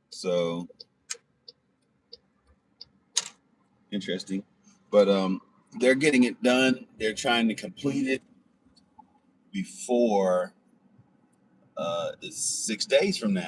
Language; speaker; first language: English; native; English